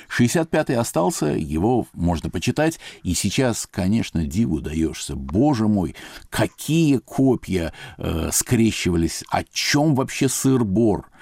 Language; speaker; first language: Russian; native; Russian